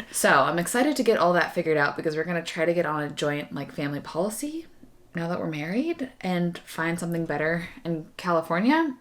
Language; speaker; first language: English; native; English